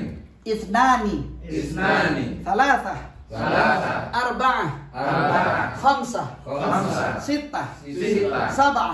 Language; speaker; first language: Arabic; non-native, fluent; Indonesian